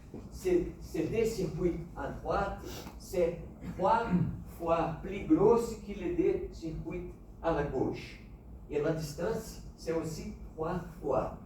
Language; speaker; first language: French; non-native, fluent; Portuguese